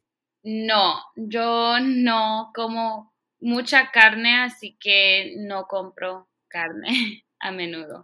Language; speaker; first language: Spanish; early bilingual, heritage; Spanish